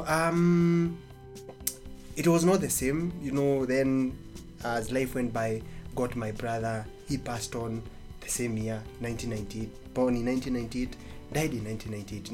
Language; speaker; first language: English; non-native, local second language; Embu